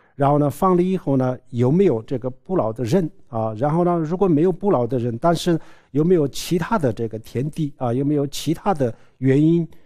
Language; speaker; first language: Chinese; non-native, local second language; Tibetan